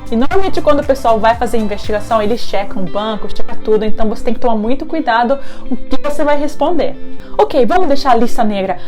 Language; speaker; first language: Portuguese; early bilingual, heritage; Japanese